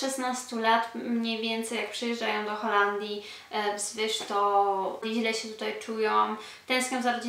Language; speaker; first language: Polish; early bilingual, heritage; Polish